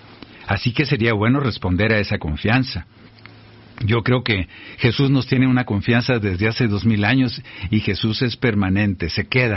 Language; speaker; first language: Spanish; native; Spanish